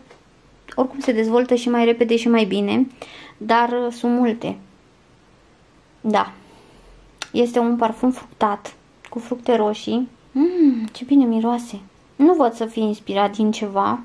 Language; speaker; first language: Romanian; native; Romanian